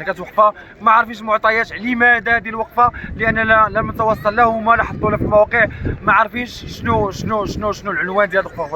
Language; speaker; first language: Arabic; native; Arabic